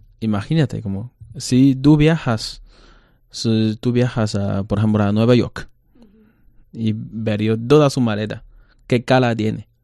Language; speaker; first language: Spanish; non-native, learner; Chinese